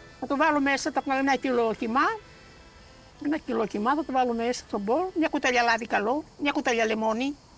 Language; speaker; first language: Greek; native; Greek